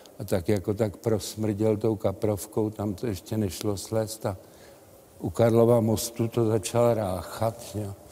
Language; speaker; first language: Czech; native; Czech